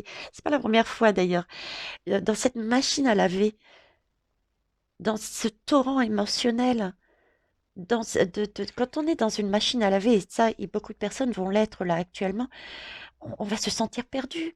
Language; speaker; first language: French; native; French